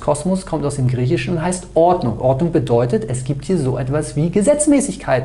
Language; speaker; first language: German; native; German